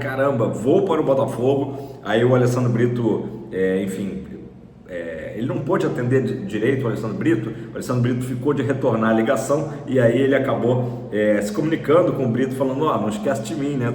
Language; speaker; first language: Portuguese; native; Portuguese